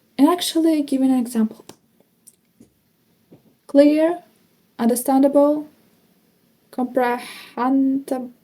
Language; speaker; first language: English; non-native, fluent; Ukrainian